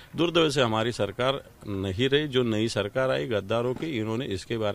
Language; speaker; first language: Hindi; non-native, local second language; Marathi